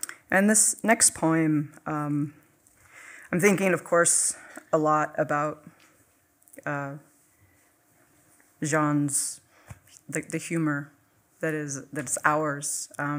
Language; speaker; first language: English; native; English